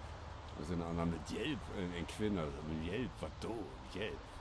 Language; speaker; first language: Swedish; non-native, fluent; German